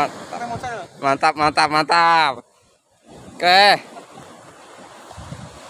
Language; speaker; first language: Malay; non-native, local second language; Javanese